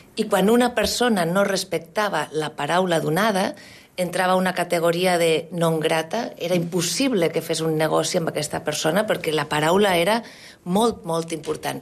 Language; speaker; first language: Catalan; non-native, local second language; Spanish